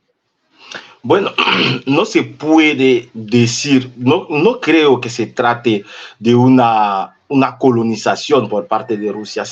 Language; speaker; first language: Spanish; non-native, fluent; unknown